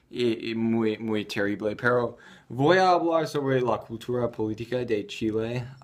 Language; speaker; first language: Spanish; non-native, learner; English